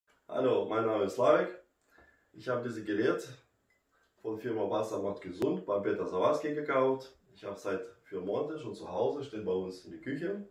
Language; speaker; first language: German; non-native, learner; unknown